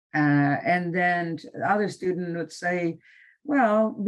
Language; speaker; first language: English; non-native, fluent; Vietnamese